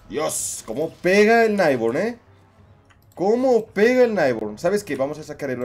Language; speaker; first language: Spanish; native; Spanish